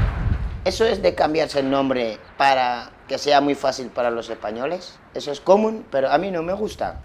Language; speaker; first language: Spanish; non-native, fluent; Wolof